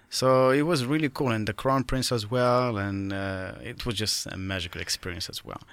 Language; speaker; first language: English; non-native, fluent; Arabic